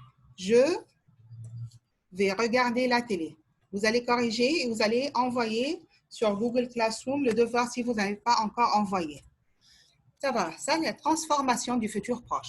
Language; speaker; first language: French; non-native, fluent; Arabic